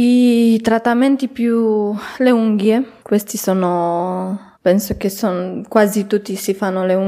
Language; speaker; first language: Italian; non-native, fluent; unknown